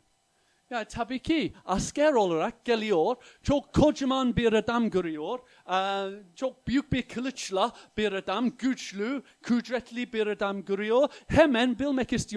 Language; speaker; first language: Turkish; non-native, fluent; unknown